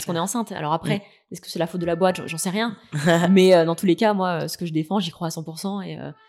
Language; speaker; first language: French; native; French